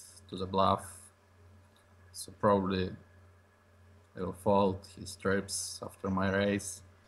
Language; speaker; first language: English; non-native, learner; Russian